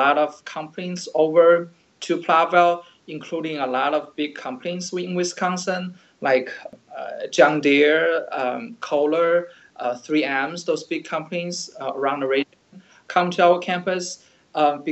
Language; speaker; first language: English; non-native, fluent; Chinese